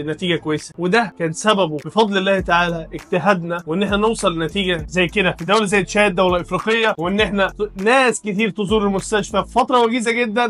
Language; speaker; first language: Arabic; native; Arabic